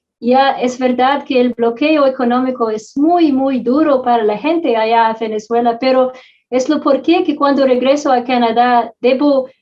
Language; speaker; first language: Spanish; non-native, fluent; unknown